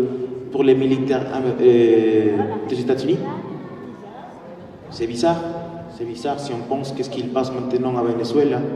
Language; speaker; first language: French; non-native, fluent; Spanish